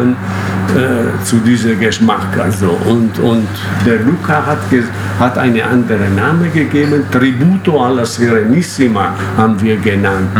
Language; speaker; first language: German; non-native, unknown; Italian